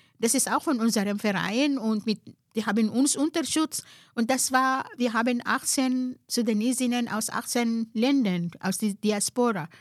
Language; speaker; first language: German; non-native, fluent; Arabic